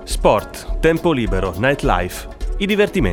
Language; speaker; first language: Italian; native; Italian